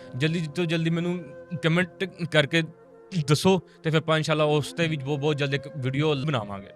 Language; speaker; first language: Punjabi; native; Punjabi